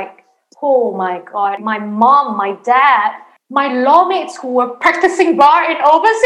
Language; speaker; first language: English; non-native, local second language; Chinese